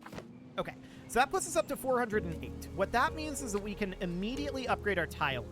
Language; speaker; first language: English; native; English